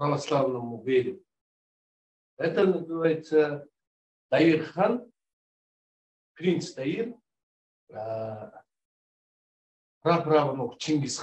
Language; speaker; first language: Russian; non-native, learner; Mongolian